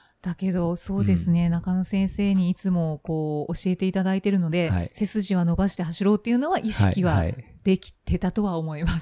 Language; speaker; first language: Japanese; native; Japanese